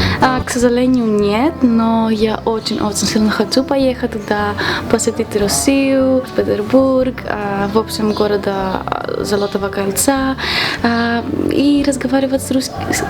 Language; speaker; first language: Russian; non-native, fluent; Greek